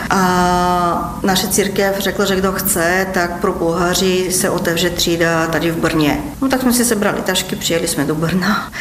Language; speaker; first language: Czech; non-native, fluent; Bulgarian